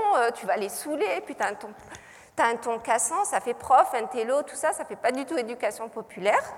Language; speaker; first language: French; non-native, local second language; Arabic